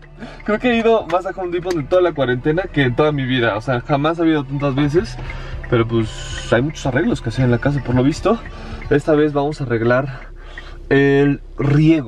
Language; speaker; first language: Spanish; native; Spanish